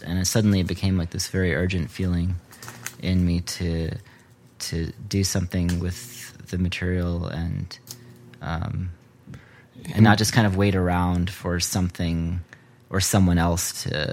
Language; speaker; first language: English; native; English